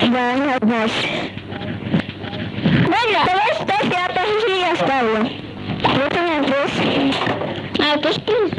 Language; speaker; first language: Russian; native; Russian